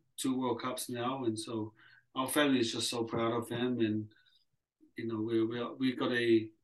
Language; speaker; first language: English; early bilingual, other home language; Samoan